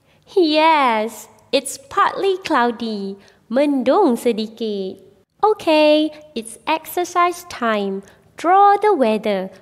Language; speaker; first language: English; non-native, local second language; Malay